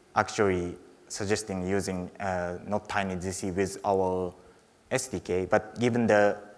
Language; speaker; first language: English; non-native, fluent; Japanese